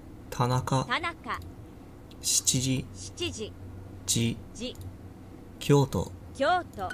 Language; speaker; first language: Japanese; non-native, learner; English